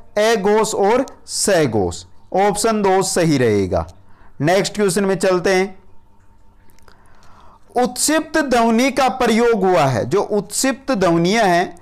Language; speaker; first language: Hindi; native; Hindi